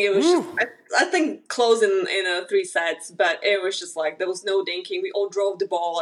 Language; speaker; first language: English; non-native, fluent; Slovak